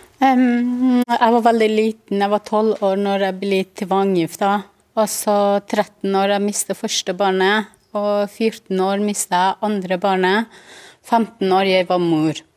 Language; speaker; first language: Norwegian; non-native, fluent; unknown